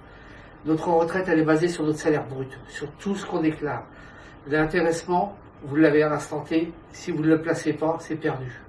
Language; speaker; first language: French; native; French